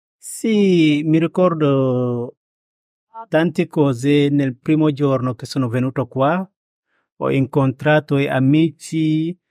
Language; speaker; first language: Italian; non-native, learner; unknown